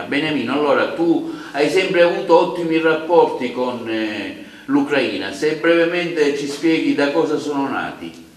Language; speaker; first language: Italian; native; Italian